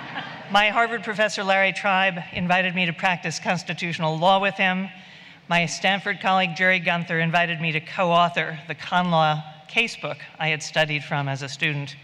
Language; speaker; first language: English; native; English